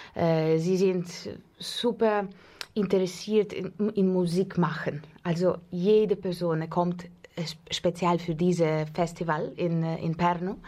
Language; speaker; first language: German; non-native, fluent; Russian